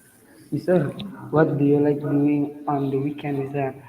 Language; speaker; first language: English; non-native, learner; Indonesian